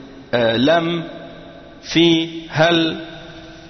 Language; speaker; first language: Arabic; non-native, fluent; French